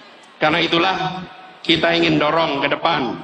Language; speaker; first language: Indonesian; native; Indonesian